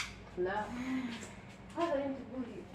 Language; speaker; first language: Arabic; non-native, learner; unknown